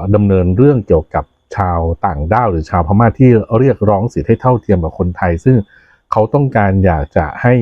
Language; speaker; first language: Thai; native; Thai